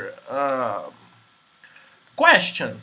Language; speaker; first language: English; non-native, fluent; Portuguese